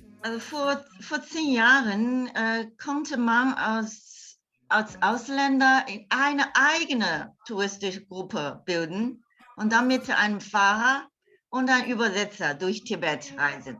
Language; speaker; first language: German; non-native, fluent; Chinese